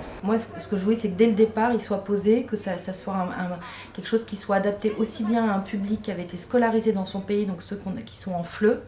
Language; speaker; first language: French; native; French